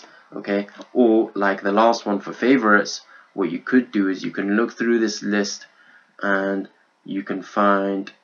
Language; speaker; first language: English; native; English